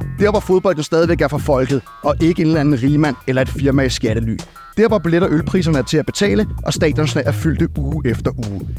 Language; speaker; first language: Danish; native; Danish